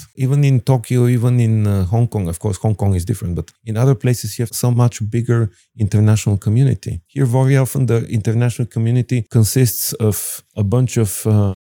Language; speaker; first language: English; non-native, fluent; Bulgarian